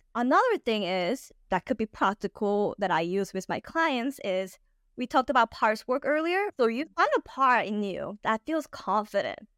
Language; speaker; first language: English; native; English